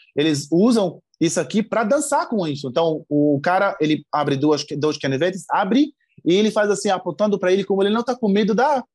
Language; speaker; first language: Portuguese; non-native, fluent; Arabic